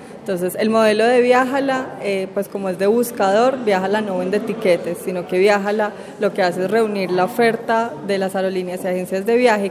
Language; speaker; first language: Spanish; native; Spanish